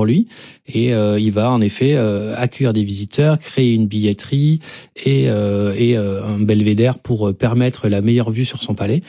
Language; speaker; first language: French; native; French